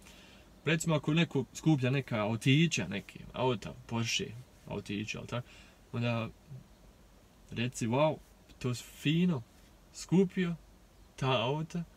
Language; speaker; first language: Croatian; early bilingual, heritage; Croatian